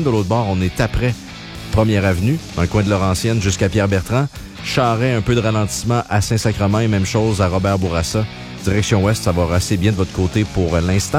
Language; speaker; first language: French; native; French